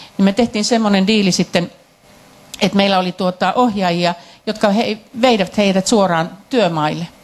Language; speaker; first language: Finnish; native; Finnish